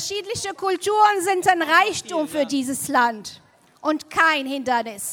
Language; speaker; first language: German; non-native, fluent; Arabic